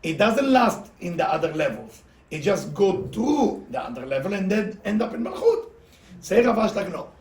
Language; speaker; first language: English; non-native, fluent; Hebrew